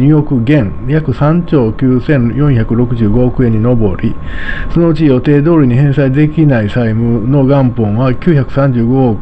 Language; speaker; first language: Japanese; native; Japanese